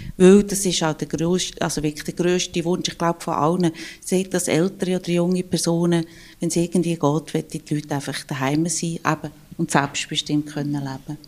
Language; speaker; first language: German; native; German